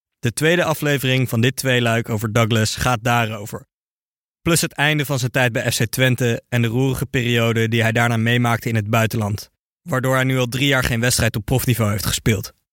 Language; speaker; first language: Dutch; native; Dutch